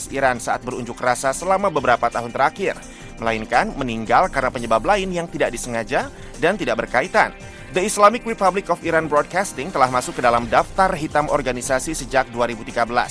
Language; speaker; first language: Indonesian; native; Indonesian